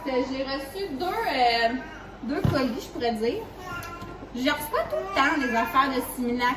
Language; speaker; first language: French; native; French